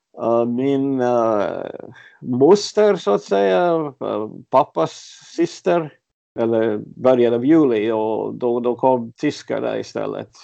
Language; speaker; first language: Swedish; early bilingual, other home language; Latvian